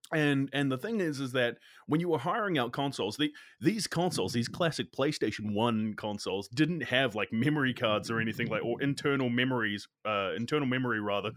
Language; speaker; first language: English; native; English